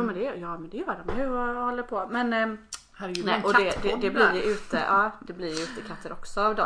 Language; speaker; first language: Swedish; native; Swedish